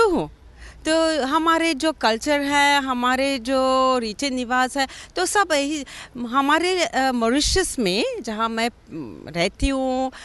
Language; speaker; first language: Hindi; non-native, fluent; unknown